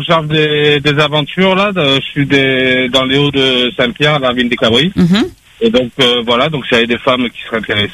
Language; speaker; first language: French; native; French